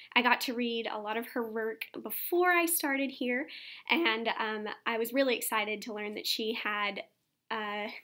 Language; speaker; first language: English; native; English